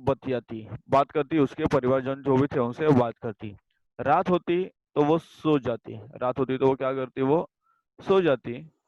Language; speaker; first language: Hindi; non-native, local second language; Marathi